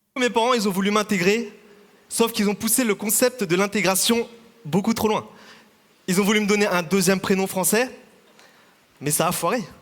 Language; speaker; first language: French; early bilingual, other home language; Vietnamese